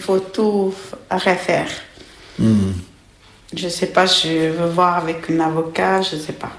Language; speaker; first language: French; non-native, learner; Albanian